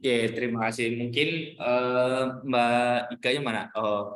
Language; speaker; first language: Indonesian; native; Indonesian